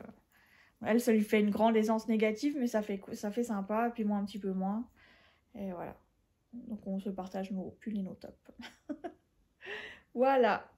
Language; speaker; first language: French; native; French